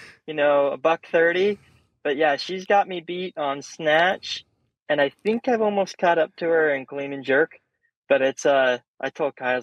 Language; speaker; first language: English; native; English